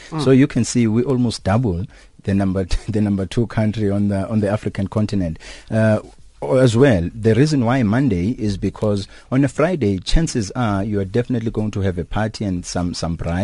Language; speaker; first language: English; non-native, local second language; Xhosa